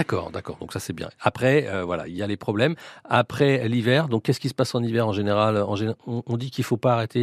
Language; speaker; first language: French; native; French